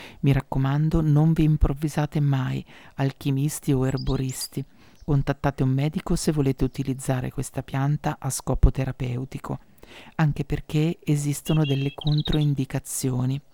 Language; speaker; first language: Italian; native; Italian